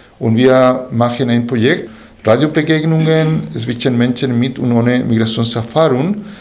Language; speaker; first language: German; non-native, fluent; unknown